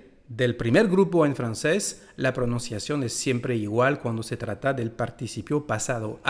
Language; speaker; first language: Spanish; non-native, fluent; French